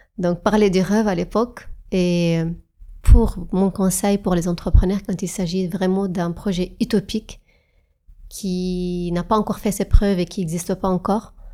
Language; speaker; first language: French; non-native, fluent; Arabic